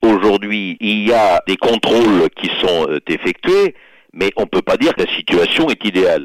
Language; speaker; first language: French; native; French